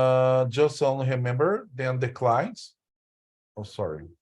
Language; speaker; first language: English; non-native, learner; Portuguese